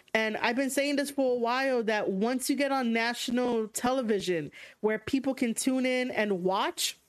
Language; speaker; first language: English; native; English